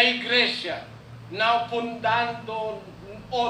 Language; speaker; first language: Portuguese; non-native, learner; Filipino